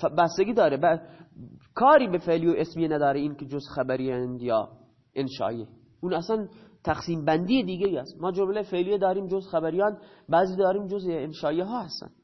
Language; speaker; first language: Persian; non-native, local second language; Baluchi